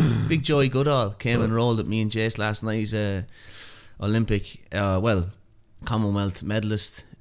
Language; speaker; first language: English; native; English